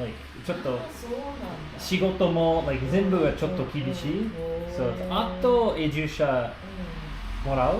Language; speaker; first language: Japanese; non-native, learner; English